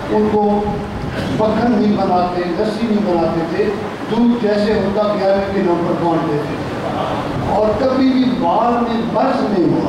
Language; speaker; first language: Urdu; non-native, local second language; Punjabi